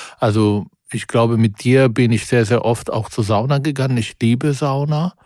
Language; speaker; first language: German; non-native, fluent; Arabic